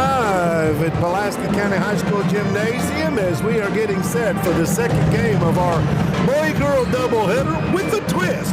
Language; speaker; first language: English; native; English